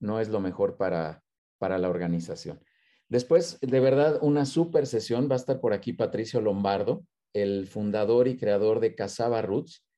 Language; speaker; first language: Spanish; native; Spanish